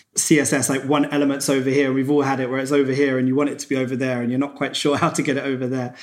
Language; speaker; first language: English; native; English